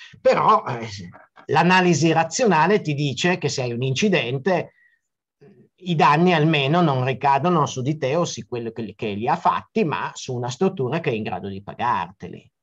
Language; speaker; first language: Italian; native; Italian